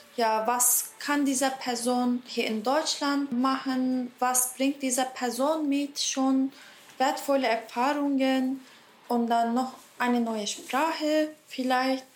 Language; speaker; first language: German; non-native, fluent; Turkish